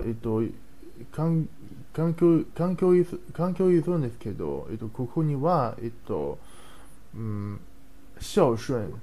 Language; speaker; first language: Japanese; non-native, learner; Chinese